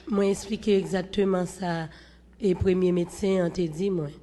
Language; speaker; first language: French; non-native, local second language; Haitian Creole